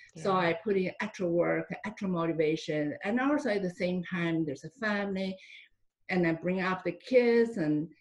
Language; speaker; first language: English; non-native, fluent; Chinese